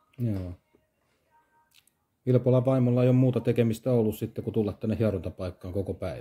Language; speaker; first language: Finnish; native; Finnish